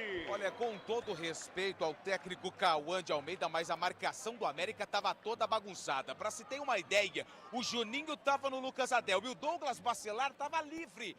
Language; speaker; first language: Portuguese; native; Portuguese